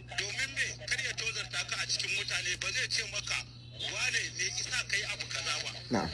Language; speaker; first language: Hausa; native; Hausa